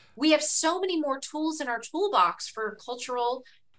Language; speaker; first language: English; native; English